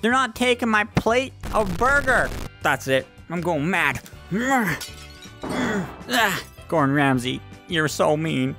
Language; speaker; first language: English; native; English